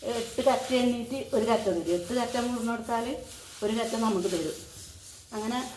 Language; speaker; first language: Malayalam; native; Malayalam